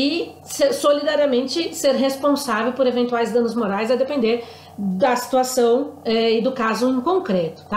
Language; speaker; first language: Portuguese; native; Portuguese